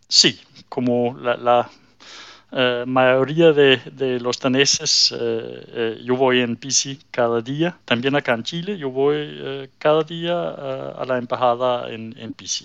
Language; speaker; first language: Spanish; non-native, fluent; Danish